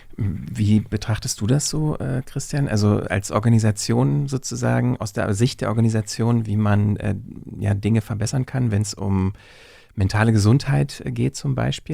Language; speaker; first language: German; native; German